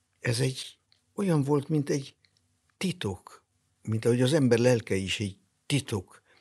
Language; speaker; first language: Hungarian; non-native, local second language; German